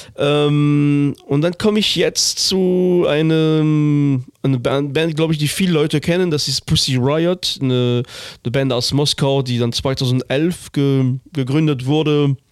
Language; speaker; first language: German; non-native, fluent; French